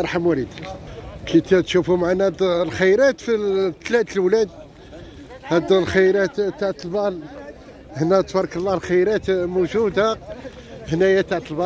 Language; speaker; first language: Arabic; native; Arabic